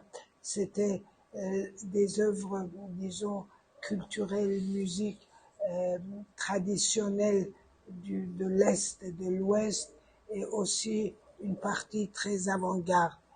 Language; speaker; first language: French; non-native, fluent; Persian